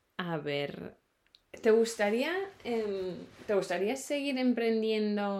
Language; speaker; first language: Spanish; non-native, fluent; English